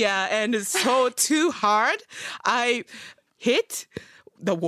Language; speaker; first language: English; non-native, learner; Japanese